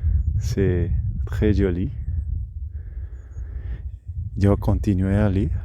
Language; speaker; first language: French; non-native, learner; Spanish